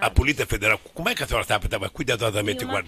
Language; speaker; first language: Portuguese; native; Portuguese